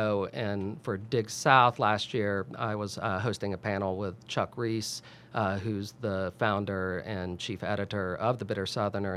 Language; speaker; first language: English; native; English